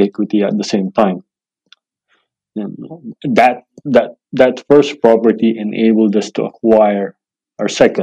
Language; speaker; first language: English; non-native, local second language; Filipino